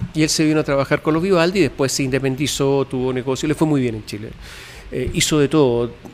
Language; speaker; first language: Spanish; native; Spanish